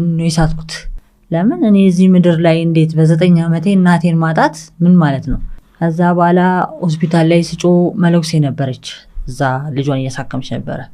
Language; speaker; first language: Amharic; early bilingual, other home language; English